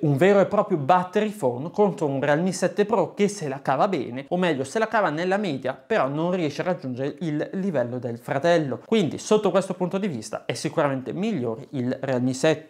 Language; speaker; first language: Italian; native; Italian